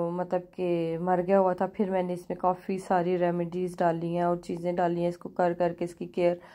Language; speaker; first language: Urdu; native; Urdu